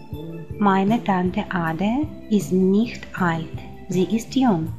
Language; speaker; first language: German; non-native, fluent; Ukrainian